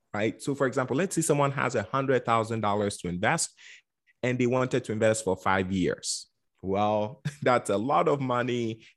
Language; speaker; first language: English; non-native, local second language; Akan